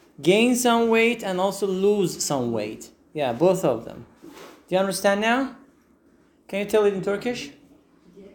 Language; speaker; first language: English; non-native, fluent; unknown